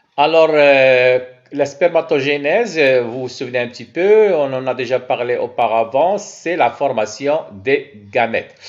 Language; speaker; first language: French; non-native, local second language; Arabic